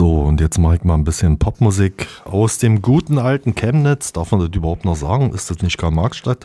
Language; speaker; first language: German; native; German